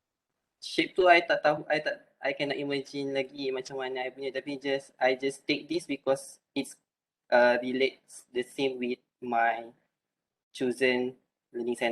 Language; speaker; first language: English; non-native, local second language; Malay